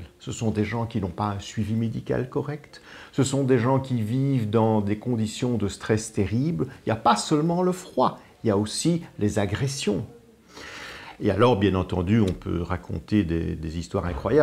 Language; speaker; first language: French; native; French